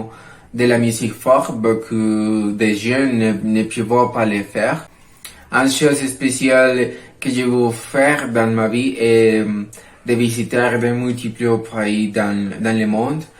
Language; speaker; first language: French; non-native, learner; Spanish